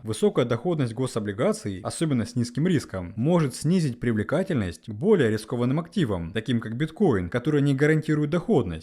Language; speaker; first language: Russian; native; Russian